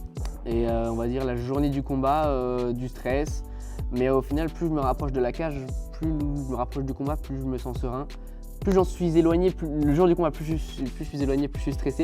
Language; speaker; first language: French; native; French